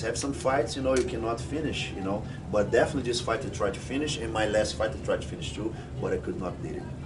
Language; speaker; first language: English; non-native, fluent; Portuguese